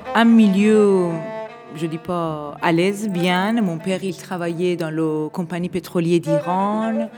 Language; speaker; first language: French; non-native, fluent; Persian